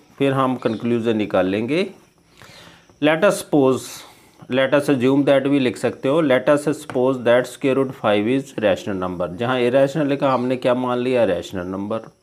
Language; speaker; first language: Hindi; non-native, local second language; Punjabi